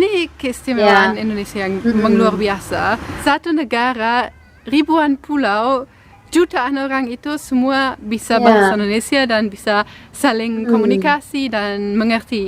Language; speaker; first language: Indonesian; non-native, fluent; German